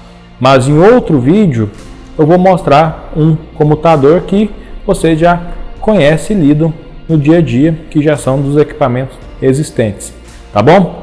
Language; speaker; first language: Portuguese; native; Portuguese